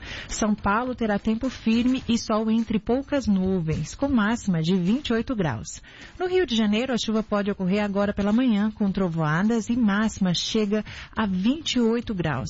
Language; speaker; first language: Portuguese; native; Portuguese